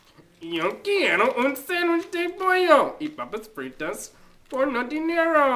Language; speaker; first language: Spanish; non-native, learner; English